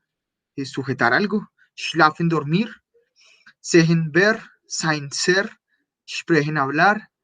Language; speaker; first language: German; non-native, fluent; Spanish